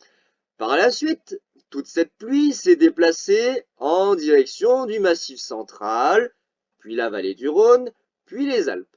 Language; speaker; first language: French; native; French